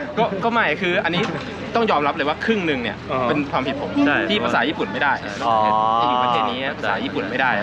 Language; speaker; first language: Thai; native; Thai